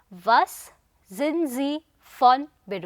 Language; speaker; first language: German; non-native, fluent; Hindi